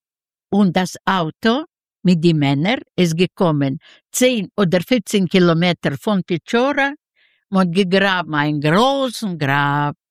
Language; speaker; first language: German; non-native, learner; Yiddish